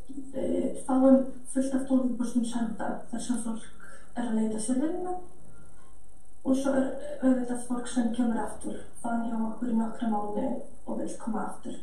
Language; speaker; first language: Icelandic; non-native, fluent; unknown